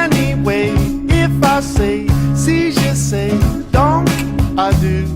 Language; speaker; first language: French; non-native, learner; English